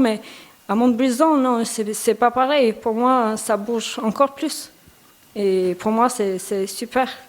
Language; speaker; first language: French; non-native, learner; Albanian